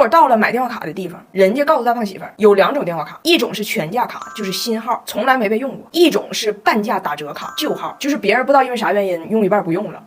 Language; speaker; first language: Chinese; native; Chinese